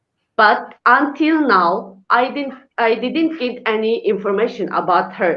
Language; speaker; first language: English; non-native, learner; Uyghur